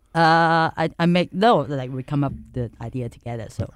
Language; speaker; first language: English; non-native, local second language; Cantonese